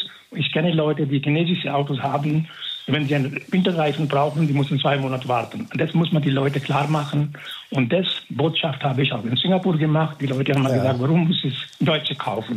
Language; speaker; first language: German; non-native, fluent; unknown